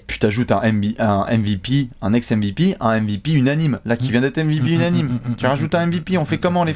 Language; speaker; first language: French; native; French